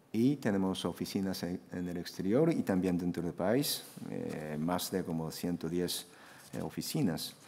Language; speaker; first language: Spanish; non-native, fluent; Japanese